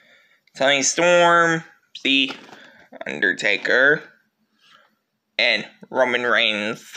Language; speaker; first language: English; native; English